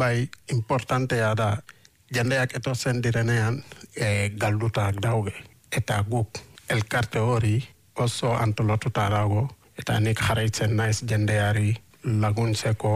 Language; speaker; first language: Basque; non-native, learner; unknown